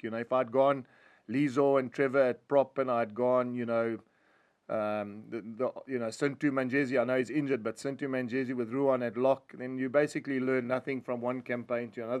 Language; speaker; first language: English; native; English